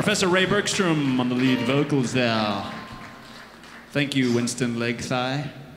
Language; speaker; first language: English; native; English